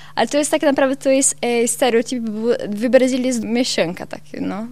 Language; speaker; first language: Polish; non-native, learner; Portuguese